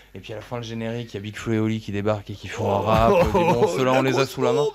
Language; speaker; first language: French; native; French